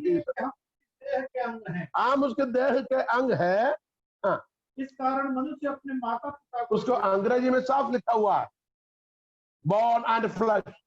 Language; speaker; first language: Hindi; non-native, local second language; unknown